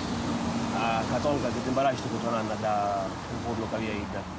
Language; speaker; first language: Italian; early bilingual, heritage; Italian